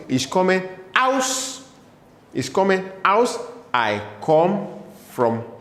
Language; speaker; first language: German; non-native, fluent; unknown